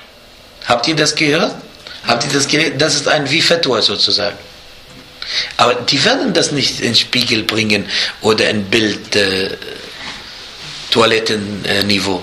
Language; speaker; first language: German; non-native, fluent; Arabic